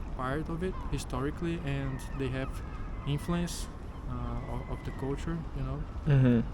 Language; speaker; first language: English; non-native, fluent; Portuguese